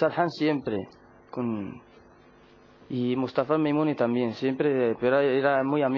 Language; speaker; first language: Spanish; non-native, learner; Arabic